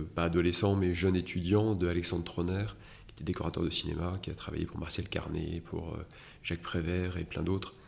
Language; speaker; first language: French; native; French